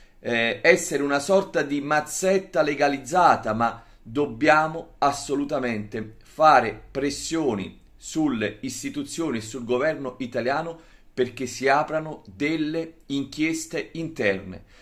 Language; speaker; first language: Italian; native; Italian